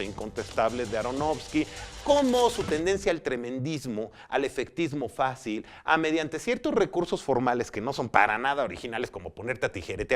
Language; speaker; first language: Spanish; native; Spanish